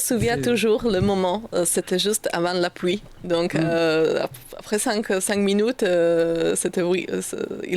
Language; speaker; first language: French; non-native, learner; Slovak